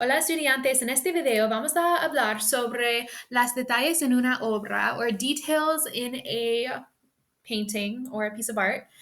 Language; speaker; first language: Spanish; non-native, fluent; English